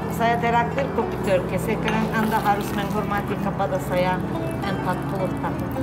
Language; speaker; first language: Indonesian; non-native, learner; Turkish